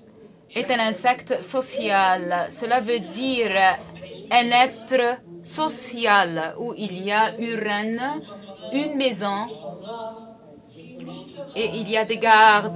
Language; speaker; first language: French; non-native, local second language; Arabic